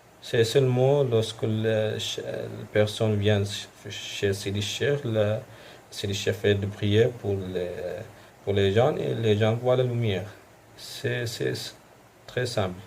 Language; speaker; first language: French; non-native, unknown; Arabic